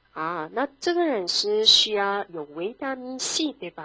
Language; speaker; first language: Chinese; non-native, fluent; Korean